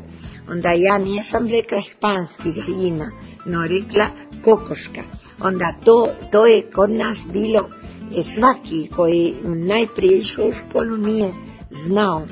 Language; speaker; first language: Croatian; early bilingual, heritage; Serbian